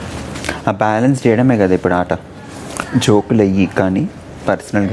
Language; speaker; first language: Telugu; native; Telugu